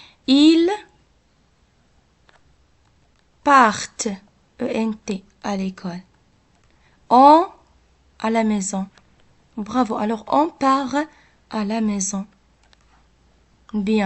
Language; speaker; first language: French; non-native, local second language; Arabic